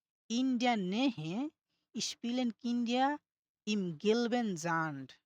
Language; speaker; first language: German; non-native, learner; Bangla